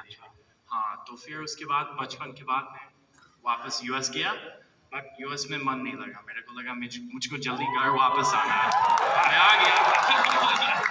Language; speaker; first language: Hindi; non-native, fluent; English